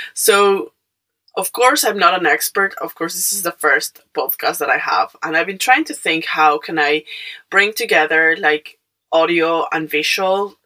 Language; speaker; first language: English; non-native, fluent; Spanish